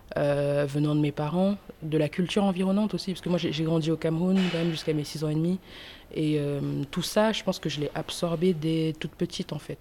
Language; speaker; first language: French; early bilingual, other home language; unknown